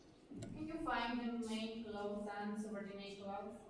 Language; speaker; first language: English; non-native, learner; Spanish